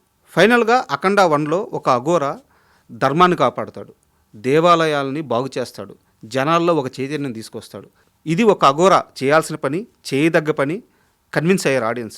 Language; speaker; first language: Telugu; native; Telugu